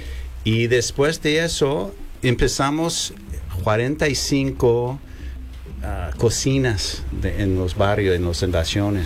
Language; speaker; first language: Spanish; non-native, fluent; English